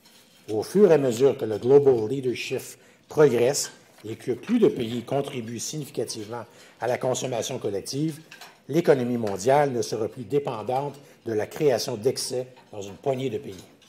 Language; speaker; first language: French; native; French